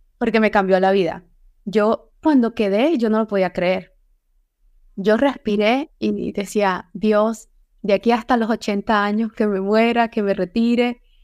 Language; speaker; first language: Spanish; native; Spanish